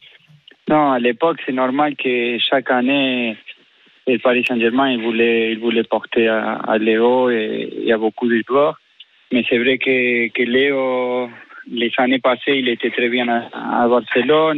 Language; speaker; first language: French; non-native, fluent; Spanish